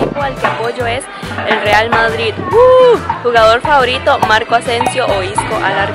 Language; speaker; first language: Spanish; early bilingual, other home language; Cantonese